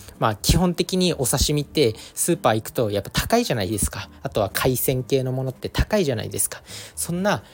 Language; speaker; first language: Japanese; native; Japanese